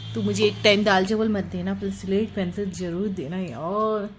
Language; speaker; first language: Hindi; non-native, local second language; Bangla